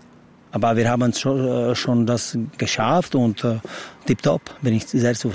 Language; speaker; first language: German; non-native, fluent; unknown